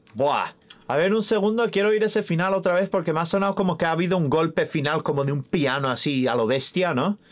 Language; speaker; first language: Spanish; non-native, fluent; English